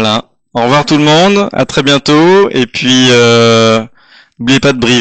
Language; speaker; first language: French; native; French